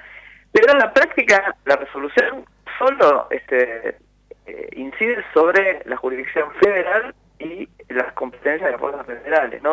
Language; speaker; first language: Spanish; native; Spanish